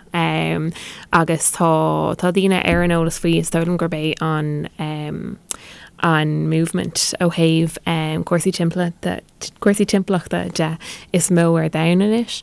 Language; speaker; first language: Irish; non-native, local second language; English